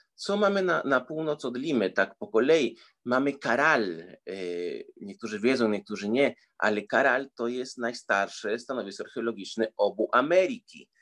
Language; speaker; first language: Polish; early bilingual, heritage; Spanish